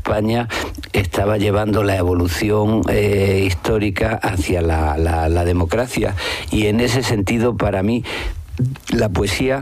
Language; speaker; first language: Spanish; native; Spanish